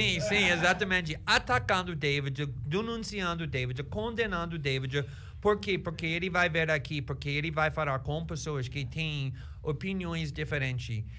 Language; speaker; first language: Portuguese; non-native, fluent; English